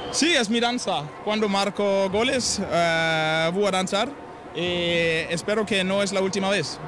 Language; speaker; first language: Spanish; non-native, learner; Danish